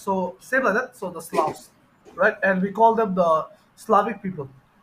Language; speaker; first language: English; non-native, fluent; Bangla